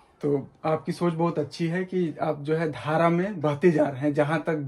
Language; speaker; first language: Hindi; native; Hindi